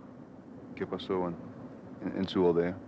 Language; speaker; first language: Spanish; non-native, fluent; English